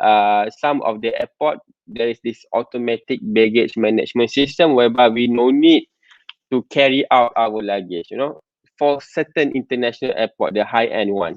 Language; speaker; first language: English; non-native, local second language; Malay